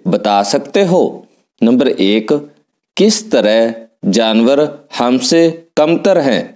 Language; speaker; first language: Hindi; non-native, local second language; Punjabi